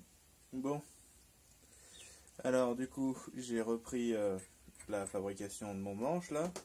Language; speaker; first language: French; native; French